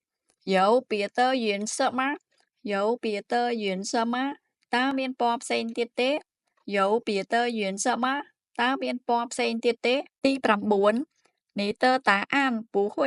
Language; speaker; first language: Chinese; non-native, fluent; Khmer